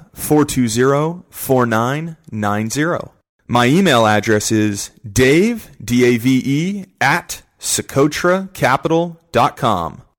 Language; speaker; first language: English; native; English